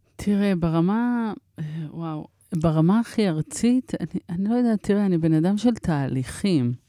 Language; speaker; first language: Hebrew; early bilingual, other home language; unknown